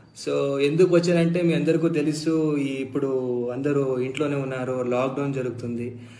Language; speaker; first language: Telugu; non-native, fluent; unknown